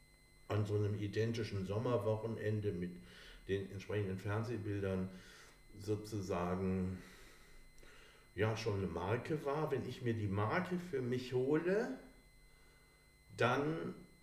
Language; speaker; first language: German; native; German